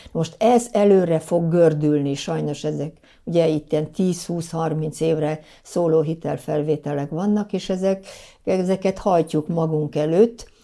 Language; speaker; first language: Hungarian; native; Hungarian